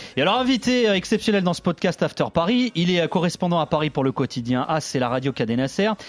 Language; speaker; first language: French; native; French